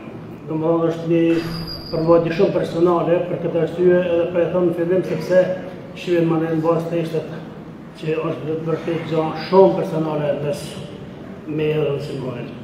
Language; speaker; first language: Albanian; native; Albanian